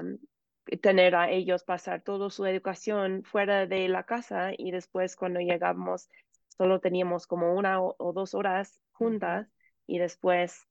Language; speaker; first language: Spanish; non-native, fluent; English